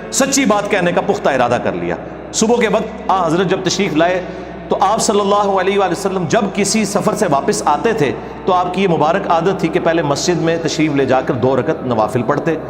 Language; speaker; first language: Urdu; native; Urdu